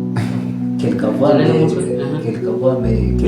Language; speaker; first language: French; non-native, learner; Kalenjin